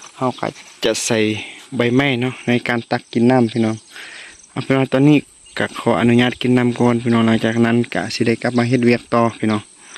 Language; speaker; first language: Lao; native; Lao